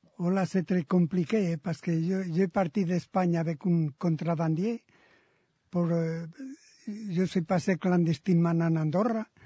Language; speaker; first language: French; non-native, fluent; Spanish